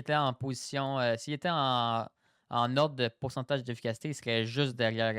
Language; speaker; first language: French; native; French